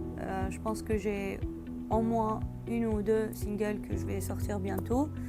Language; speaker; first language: French; non-native, fluent; Arabic